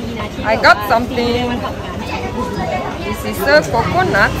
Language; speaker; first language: English; non-native, learner; Romanian